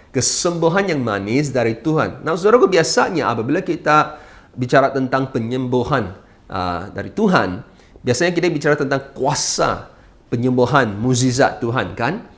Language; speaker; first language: Malay; non-native, local second language; Chinese